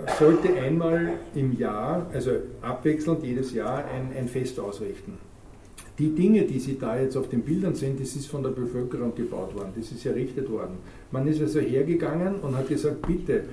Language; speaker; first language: German; native; German